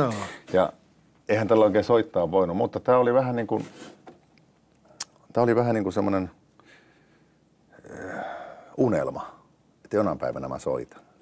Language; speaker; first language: Finnish; native; Finnish